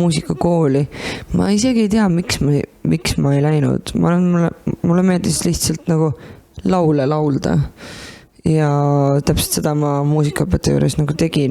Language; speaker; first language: Estonian; native; Estonian